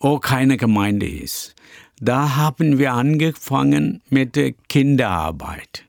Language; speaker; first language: German; non-native, learner; Tamil